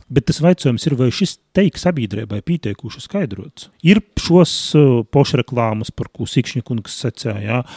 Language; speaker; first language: Latvian; native; Latvian